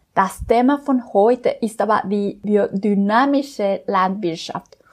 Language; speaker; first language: German; non-native, learner; Spanish